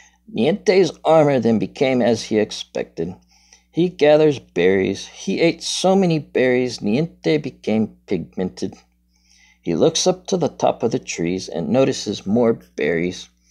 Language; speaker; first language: English; native; English